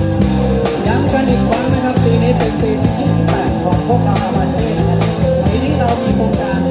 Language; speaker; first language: Thai; native; Thai